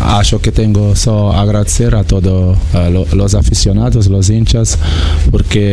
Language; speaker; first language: Spanish; non-native, fluent; Portuguese